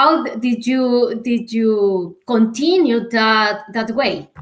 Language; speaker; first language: English; non-native, learner; Spanish